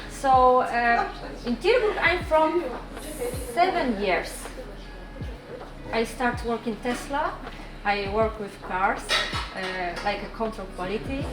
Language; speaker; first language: English; non-native, learner; Polish